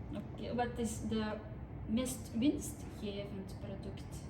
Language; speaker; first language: Dutch; non-native, learner; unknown